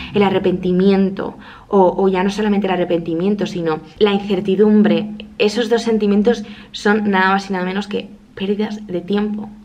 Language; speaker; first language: Spanish; native; Spanish